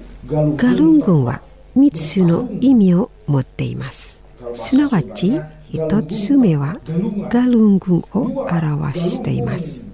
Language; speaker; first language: Japanese; non-native, fluent; Indonesian